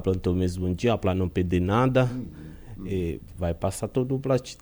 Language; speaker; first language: Portuguese; non-native, fluent; Haitian Creole